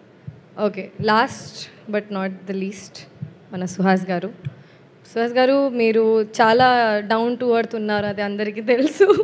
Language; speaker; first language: Telugu; non-native, local second language; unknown